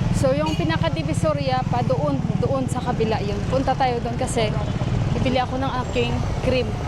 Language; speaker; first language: Filipino; native; Filipino